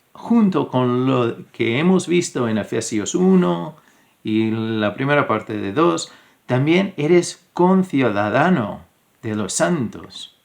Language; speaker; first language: Spanish; non-native, fluent; English